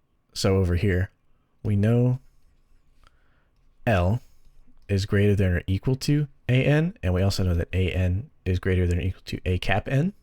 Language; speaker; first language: English; native; English